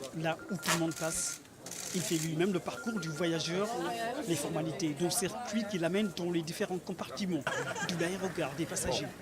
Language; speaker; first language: French; non-native, local second language; Wolof